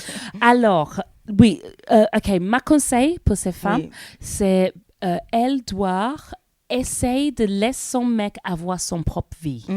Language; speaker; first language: French; non-native, learner; English